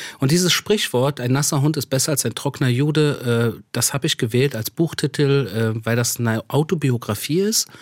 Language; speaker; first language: German; early bilingual, other home language; Persian